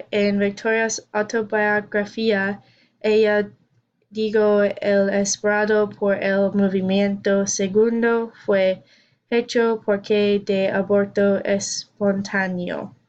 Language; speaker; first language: Spanish; non-native, learner; English